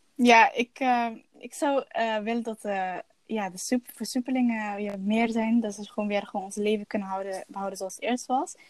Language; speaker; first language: Dutch; early bilingual, other home language; Somali